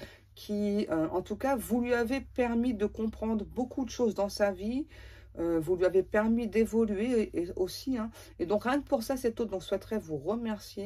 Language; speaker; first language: French; native; French